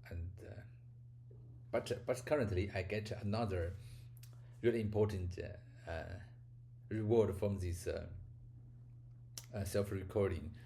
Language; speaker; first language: English; non-native, learner; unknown